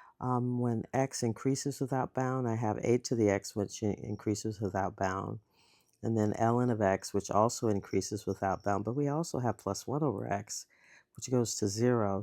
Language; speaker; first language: English; native; English